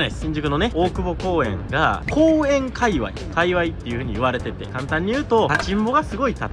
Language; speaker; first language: Japanese; native; Japanese